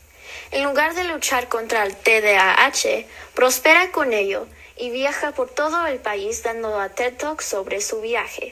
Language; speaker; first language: Spanish; early bilingual, heritage; English